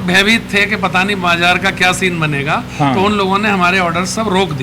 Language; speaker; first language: Hindi; native; Hindi